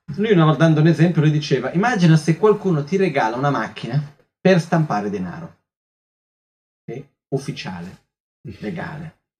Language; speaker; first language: Italian; non-native, fluent; Portuguese